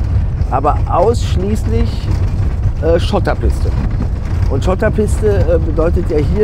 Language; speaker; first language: German; native; German